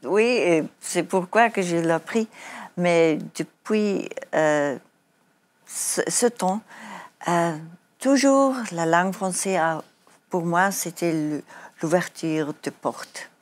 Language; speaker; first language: French; non-native, learner; Afrikaans